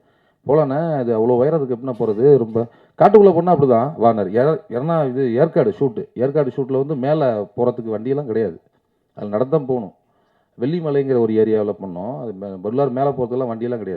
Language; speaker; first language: Tamil; native; Tamil